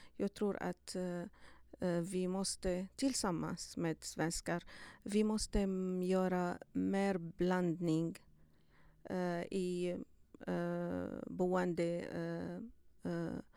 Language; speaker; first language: Swedish; non-native, learner; Arabic